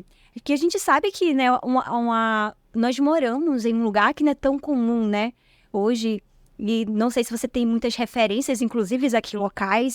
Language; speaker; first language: Portuguese; native; Portuguese